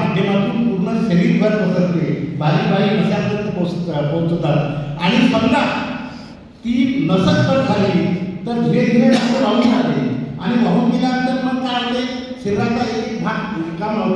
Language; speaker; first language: Marathi; non-native, local second language; Bhili